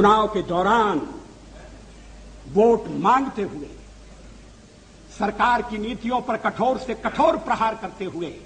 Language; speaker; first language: Hindi; native; Hindi